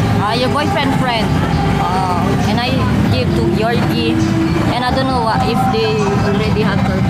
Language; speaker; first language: English; non-native, learner; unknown